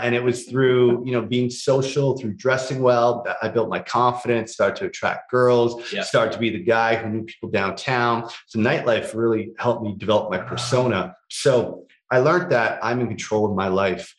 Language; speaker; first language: English; native; English